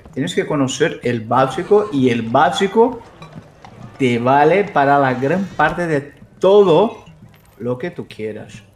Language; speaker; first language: Spanish; non-native, fluent; Portuguese